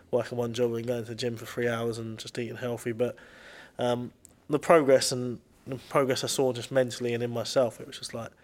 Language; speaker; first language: English; native; English